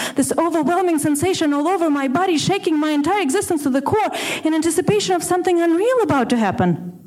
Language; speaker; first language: English; non-native, fluent; Russian